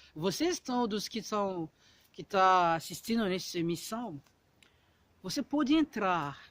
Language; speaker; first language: Portuguese; non-native, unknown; Lingala